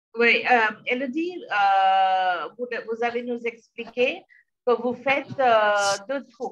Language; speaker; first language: French; non-native, fluent; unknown